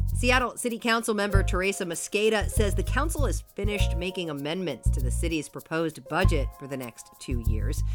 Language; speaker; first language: English; native; English